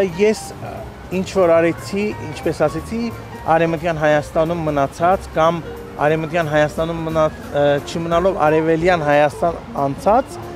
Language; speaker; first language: Armenian; early bilingual, heritage; Armenian